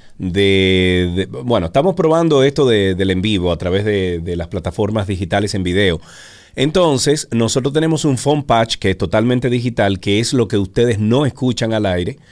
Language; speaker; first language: Spanish; native; Spanish